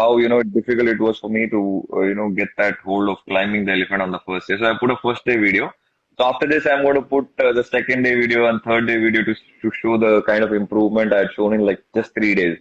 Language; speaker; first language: English; non-native, local second language; Tamil